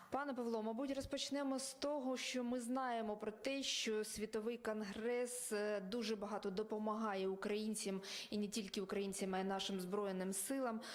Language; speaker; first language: Ukrainian; native; Ukrainian